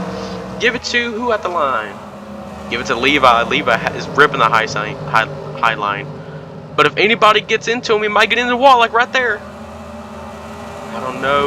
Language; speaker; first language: English; native; English